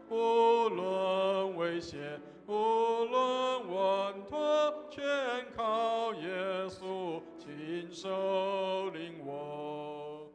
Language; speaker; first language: Chinese; native; Chinese